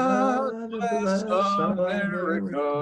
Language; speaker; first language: English; native; English